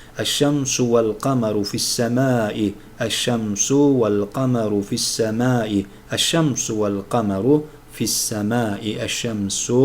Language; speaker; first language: Arabic; non-native, fluent; Turkish